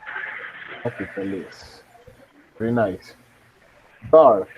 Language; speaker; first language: English; non-native, fluent; Spanish